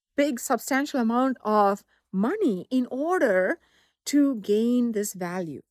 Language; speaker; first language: English; non-native, local second language; Tamil